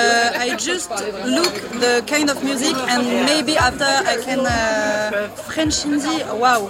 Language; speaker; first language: English; non-native, learner; French